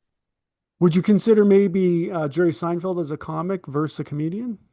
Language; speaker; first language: English; native; English